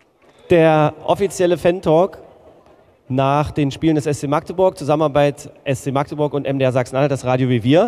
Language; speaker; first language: German; native; German